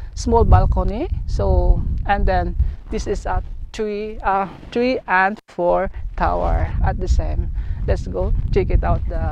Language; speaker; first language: English; non-native, learner; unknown